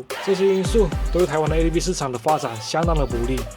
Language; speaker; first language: Chinese; native; Chinese